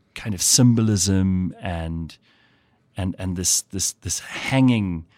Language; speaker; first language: English; native; English